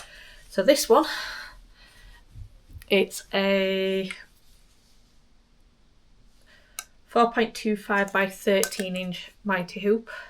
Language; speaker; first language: English; native; English